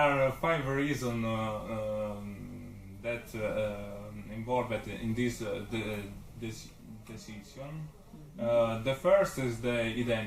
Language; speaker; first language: English; non-native, learner; Italian